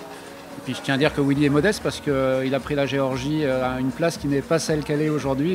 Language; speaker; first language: French; native; French